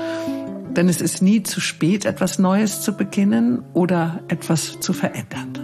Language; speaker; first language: German; native; German